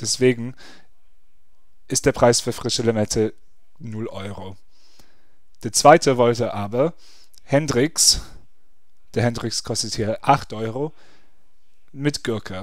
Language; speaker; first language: German; non-native, fluent; English